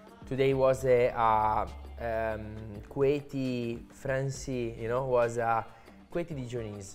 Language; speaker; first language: English; non-native, fluent; Italian